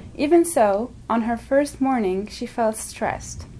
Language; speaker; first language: English; non-native, fluent; Arabic